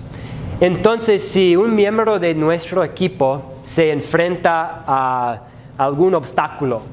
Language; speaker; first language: Spanish; non-native, fluent; English